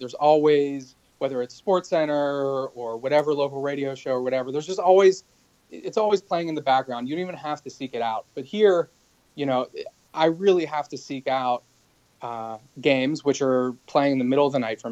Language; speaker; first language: English; native; English